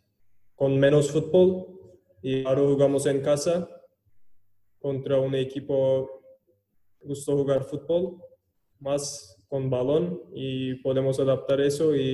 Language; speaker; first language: Spanish; non-native, learner; Turkish